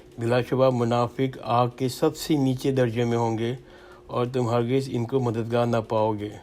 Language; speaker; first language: Urdu; native; Urdu